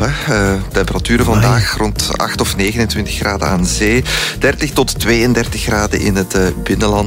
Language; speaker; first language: Dutch; native; Dutch